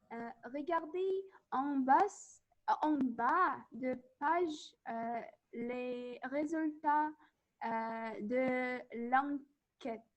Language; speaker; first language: French; non-native, learner; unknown